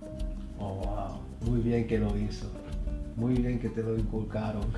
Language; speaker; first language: Spanish; early bilingual, heritage; Spanish